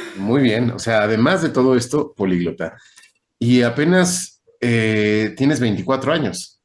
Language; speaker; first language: Spanish; native; Spanish